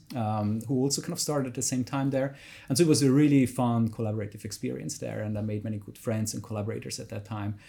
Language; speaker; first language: English; non-native, fluent; German